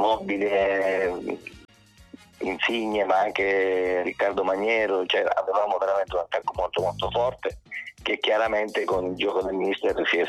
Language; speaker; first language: Italian; native; Italian